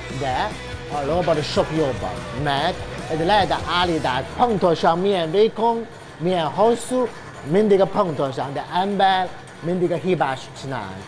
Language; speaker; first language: Hungarian; non-native, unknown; Chinese